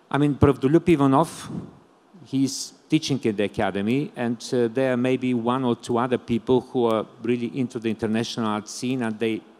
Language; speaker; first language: English; non-native, fluent; Bulgarian